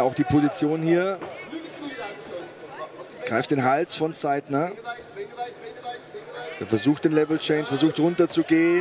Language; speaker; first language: German; native; German